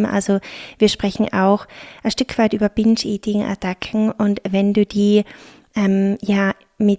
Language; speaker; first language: German; native; German